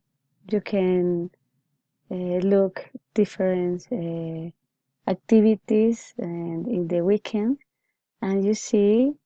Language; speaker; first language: English; non-native, learner; Spanish